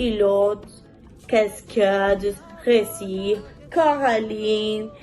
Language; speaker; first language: French; non-native, learner; Spanish